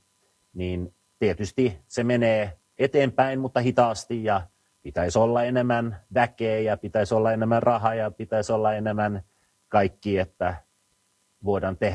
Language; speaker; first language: Finnish; early bilingual, heritage; Finnish